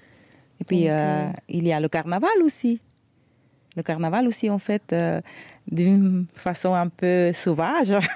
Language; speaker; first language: French; non-native, fluent; Spanish